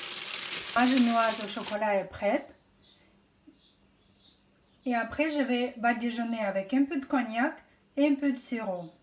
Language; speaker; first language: French; non-native, fluent; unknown